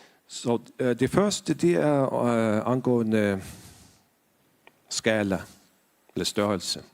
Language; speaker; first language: Danish; non-native, fluent; Faroese